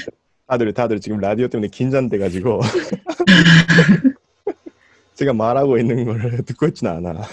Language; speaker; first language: Korean; non-native, fluent; Japanese